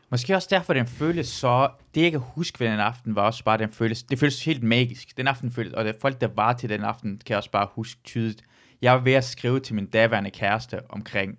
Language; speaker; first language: Danish; early bilingual, other home language; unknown